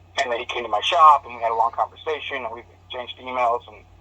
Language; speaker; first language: English; native; English